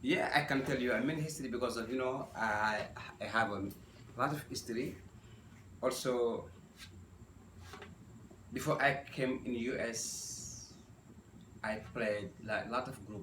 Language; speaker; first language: English; non-native, learner; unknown